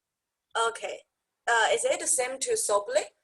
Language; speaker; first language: English; non-native, fluent; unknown